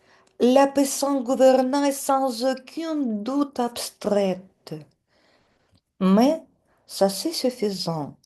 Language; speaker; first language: French; non-native, fluent; Russian